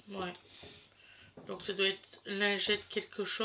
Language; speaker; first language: French; native; French